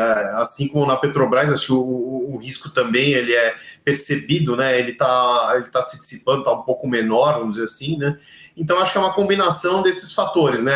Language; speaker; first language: Portuguese; native; Portuguese